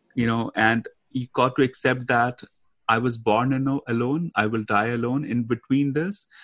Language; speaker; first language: English; non-native, local second language; Hindi